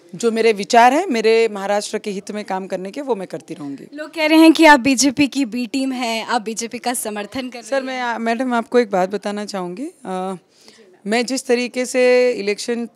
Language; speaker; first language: Hindi; non-native, local second language; Marathi